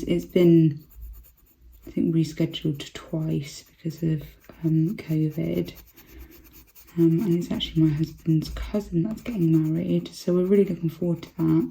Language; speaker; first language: English; native; English